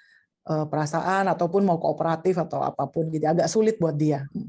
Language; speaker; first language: Indonesian; native; Indonesian